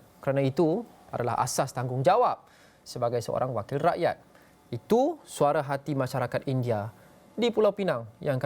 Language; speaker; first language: Malay; native; Malay